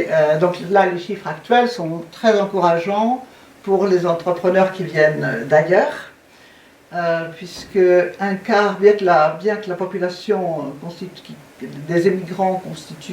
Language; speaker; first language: French; native; French